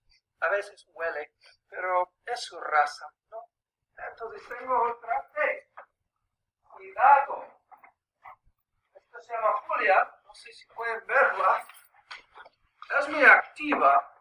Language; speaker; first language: Spanish; early bilingual, heritage; English